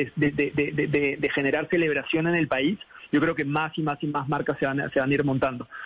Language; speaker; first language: Spanish; native; Spanish